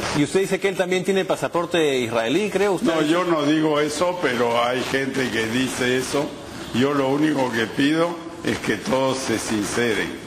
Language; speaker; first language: Spanish; native; Spanish